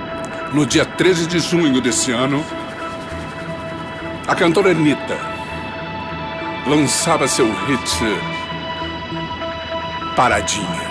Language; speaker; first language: Portuguese; native; Portuguese